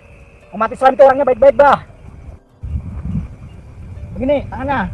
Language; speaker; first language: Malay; non-native, local second language; Javanese